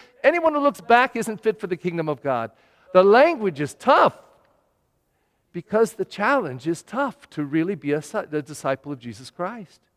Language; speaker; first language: English; native; English